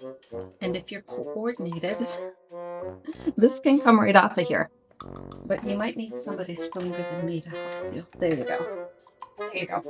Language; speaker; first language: English; native; English